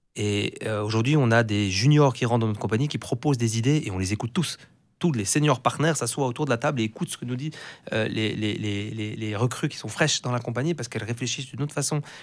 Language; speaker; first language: French; native; French